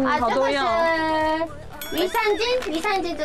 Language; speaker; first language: Chinese; non-native, fluent; Korean